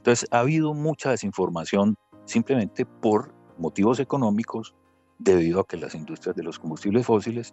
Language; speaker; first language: Spanish; native; Spanish